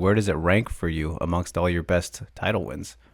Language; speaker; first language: English; native; English